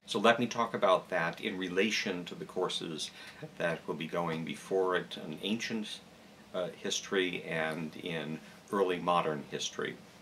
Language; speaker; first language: English; native; English